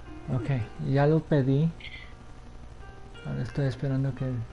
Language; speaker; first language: Spanish; native; Spanish